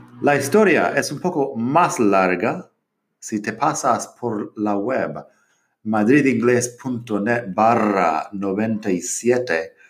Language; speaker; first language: Spanish; non-native, fluent; English